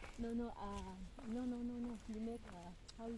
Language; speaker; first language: English; non-native, learner; Dutch